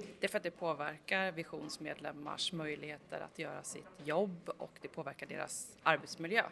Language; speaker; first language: Swedish; native; Swedish